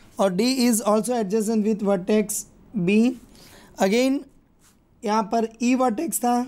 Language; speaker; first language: Hindi; non-native, local second language; Gujarati